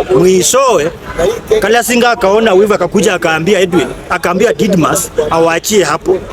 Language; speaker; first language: Swahili; non-native, local second language; Luyia